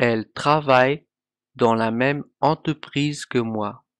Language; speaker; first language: French; non-native, fluent; Portuguese